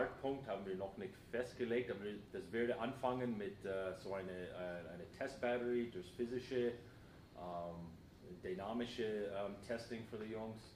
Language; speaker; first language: German; non-native, fluent; English